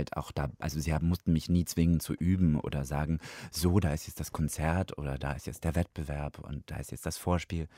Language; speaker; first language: German; non-native, fluent; Russian